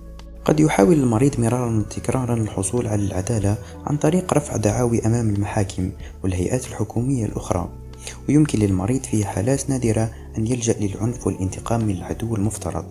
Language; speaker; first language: Arabic; native; Arabic